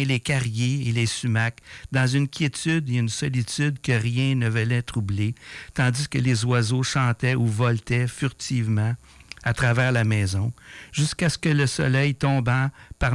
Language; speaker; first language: French; native; French